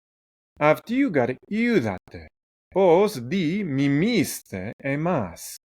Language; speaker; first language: Greek; non-native, fluent; English